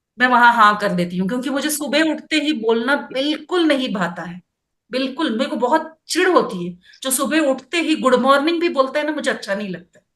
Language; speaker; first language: Hindi; non-native, local second language; Kannada